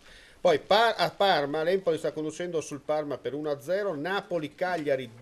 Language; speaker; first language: Italian; native; Italian